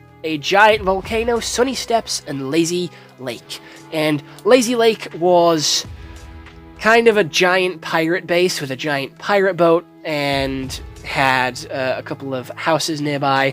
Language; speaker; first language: English; native; English